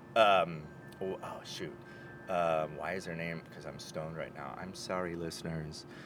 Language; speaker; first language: English; native; English